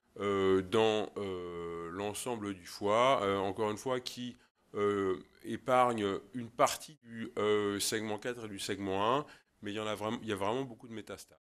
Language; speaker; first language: French; native; French